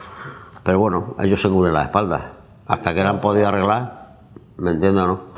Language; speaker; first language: Spanish; native; Spanish